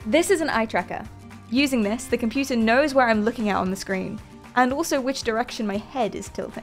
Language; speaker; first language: English; native; English